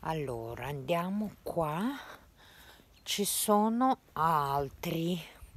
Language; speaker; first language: Italian; non-native, fluent; Russian